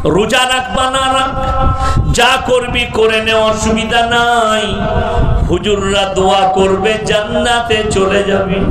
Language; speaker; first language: Bangla; native; Bangla